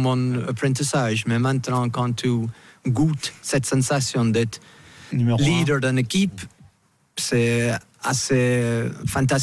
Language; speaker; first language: French; non-native, fluent; English